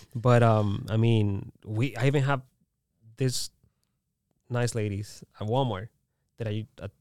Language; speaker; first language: English; early bilingual, other home language; Spanish